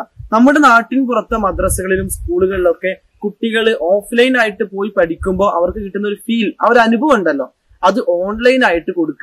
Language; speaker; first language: Malayalam; native; Malayalam